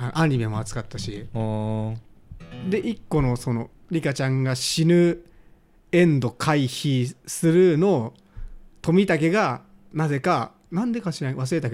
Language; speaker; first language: Japanese; native; Japanese